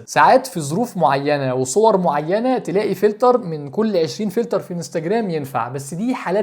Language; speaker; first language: Arabic; native; Arabic